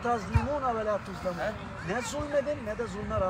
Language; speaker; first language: Turkish; native; Turkish